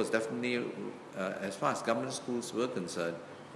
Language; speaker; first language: English; non-native, local second language; Min Nan Chinese